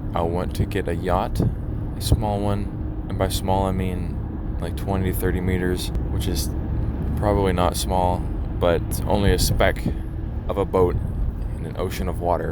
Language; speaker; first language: English; native; English